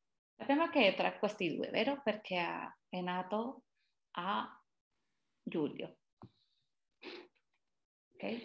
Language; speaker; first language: Italian; non-native, fluent; Spanish